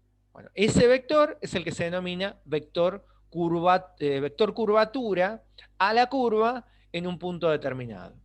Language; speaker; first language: Spanish; native; Spanish